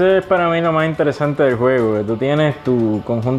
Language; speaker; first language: Spanish; native; Spanish